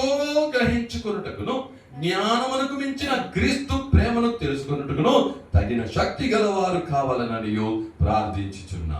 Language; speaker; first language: Telugu; native; Telugu